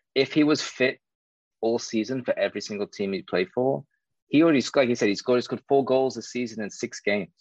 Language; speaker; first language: English; native; English